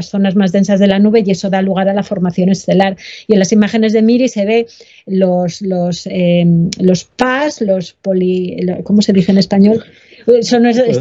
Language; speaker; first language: Spanish; native; Spanish